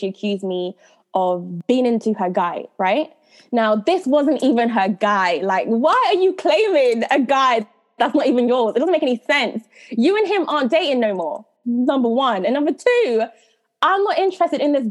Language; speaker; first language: English; native; English